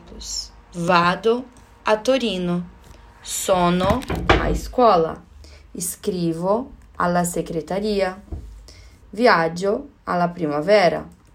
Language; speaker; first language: Italian; non-native, learner; Portuguese